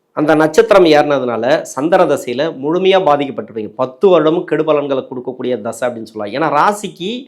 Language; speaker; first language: Tamil; native; Tamil